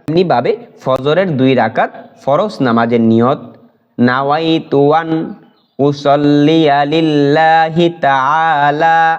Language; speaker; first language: Bangla; native; Bangla